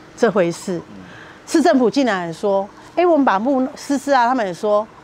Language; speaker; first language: Chinese; native; Chinese